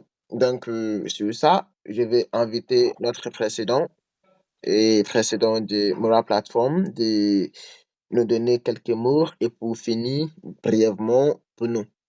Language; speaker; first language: French; non-native, learner; English